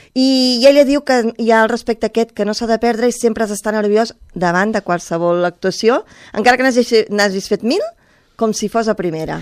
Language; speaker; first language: Catalan; native; Catalan